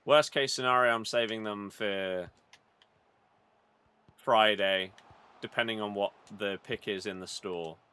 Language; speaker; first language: English; native; English